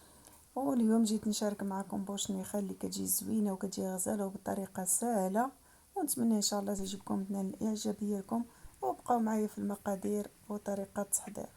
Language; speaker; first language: Arabic; native; Arabic